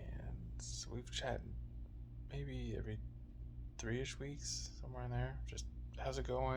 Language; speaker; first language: English; native; English